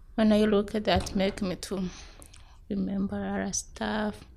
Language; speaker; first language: English; non-native, local second language; Rundi